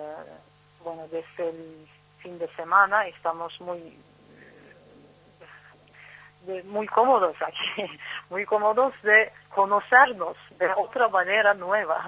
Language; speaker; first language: Spanish; non-native, learner; Turkish